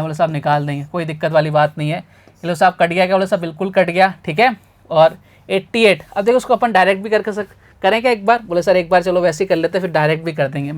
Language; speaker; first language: Hindi; native; Hindi